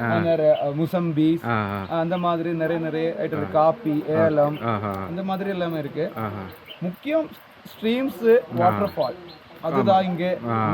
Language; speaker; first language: Tamil; non-native, local second language; Malayalam